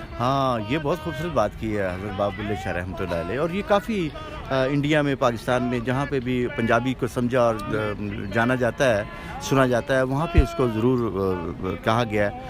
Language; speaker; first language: Urdu; non-native, local second language; Punjabi